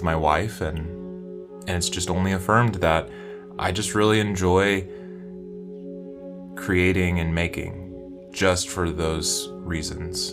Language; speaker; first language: English; native; English